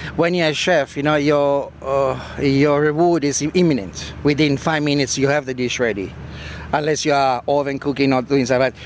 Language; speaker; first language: English; non-native, fluent; Italian